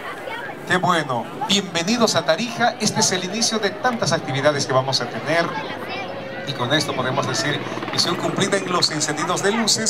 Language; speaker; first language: Spanish; native; Spanish